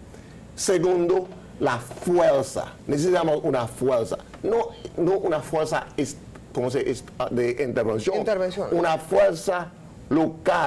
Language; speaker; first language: Spanish; non-native, learner; Haitian Creole